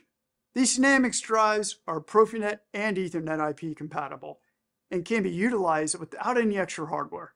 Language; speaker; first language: English; native; English